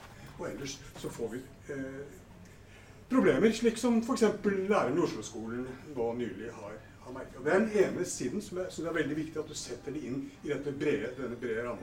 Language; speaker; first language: Norwegian; native; Norwegian